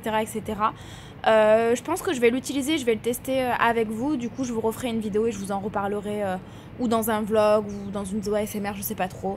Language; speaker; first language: French; native; French